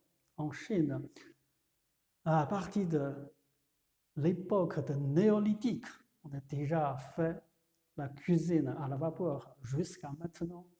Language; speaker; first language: French; non-native, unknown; Chinese